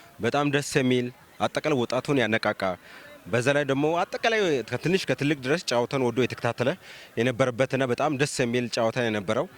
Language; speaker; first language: Amharic; non-native, local second language; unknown